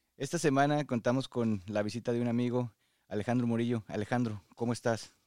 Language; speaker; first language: Spanish; native; Spanish